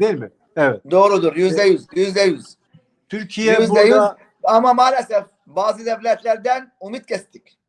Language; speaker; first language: Turkish; non-native, fluent; Arabic